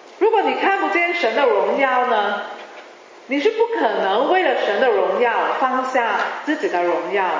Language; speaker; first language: Chinese; non-native, local second language; Cantonese